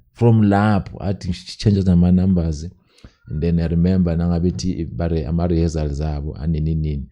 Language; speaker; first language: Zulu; native; Zulu